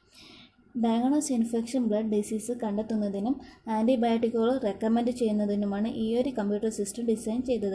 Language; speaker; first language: Malayalam; native; Malayalam